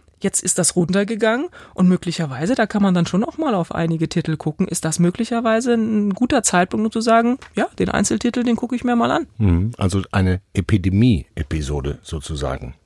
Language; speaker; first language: German; native; German